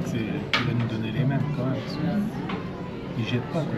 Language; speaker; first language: French; native; French